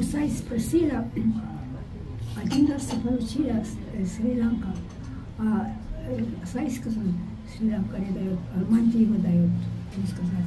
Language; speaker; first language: Russian; non-native, fluent; Estonian